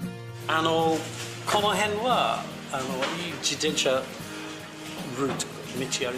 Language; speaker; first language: Japanese; non-native, learner; English